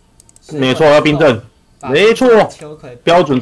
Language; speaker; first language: Chinese; native; Chinese